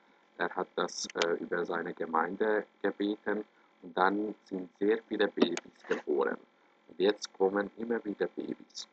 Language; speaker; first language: German; non-native, fluent; Hungarian